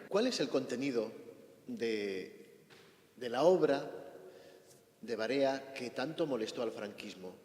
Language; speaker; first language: Spanish; native; Spanish